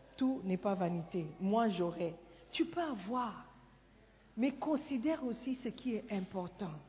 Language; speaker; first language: French; non-native, fluent; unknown